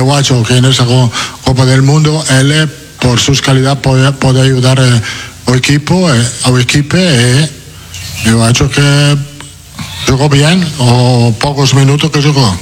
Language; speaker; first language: Portuguese; non-native, fluent; Italian